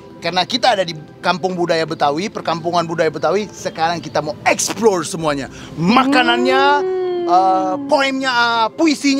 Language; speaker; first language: Indonesian; native; Indonesian